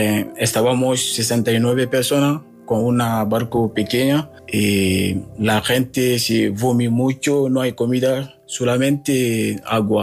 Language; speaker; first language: Spanish; non-native, learner; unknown